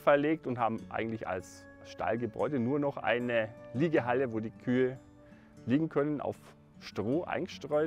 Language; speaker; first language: German; native; German